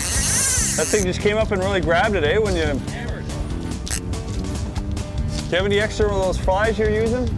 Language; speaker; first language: English; native; English